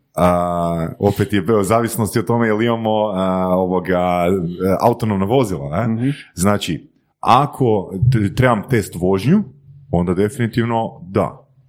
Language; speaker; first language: Croatian; native; Croatian